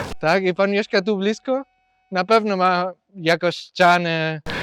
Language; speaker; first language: Polish; non-native, learner; Spanish